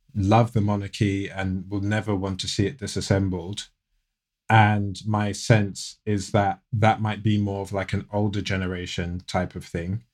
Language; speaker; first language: English; native; English